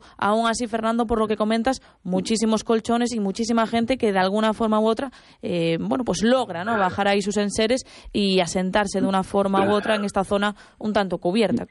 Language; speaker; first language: Spanish; native; Spanish